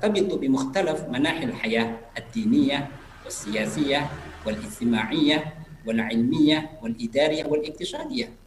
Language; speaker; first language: Arabic; non-native, fluent; Indonesian